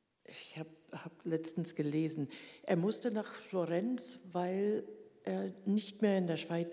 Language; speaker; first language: German; early bilingual, heritage; German